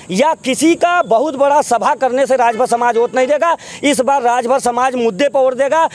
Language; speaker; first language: Hindi; native; Hindi